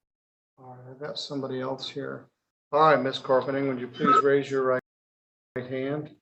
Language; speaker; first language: English; native; English